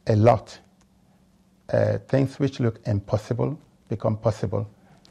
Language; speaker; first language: English; non-native, local second language; Yoruba